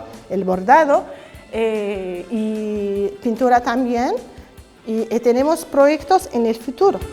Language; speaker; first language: Spanish; non-native, learner; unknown